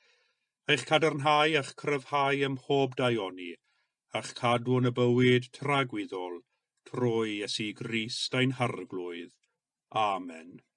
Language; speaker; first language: Welsh; native; Welsh